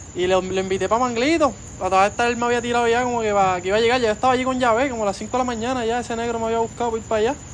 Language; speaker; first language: Spanish; native; Spanish